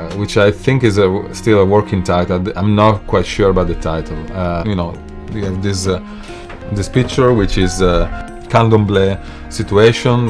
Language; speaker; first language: English; non-native, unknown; Italian